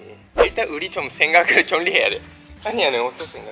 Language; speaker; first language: Korean; non-native, fluent; Japanese